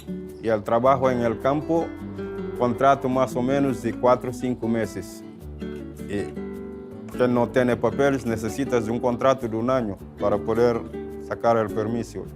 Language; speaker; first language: Spanish; non-native, learner; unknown